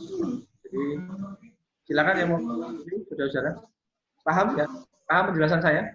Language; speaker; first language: Indonesian; native; Indonesian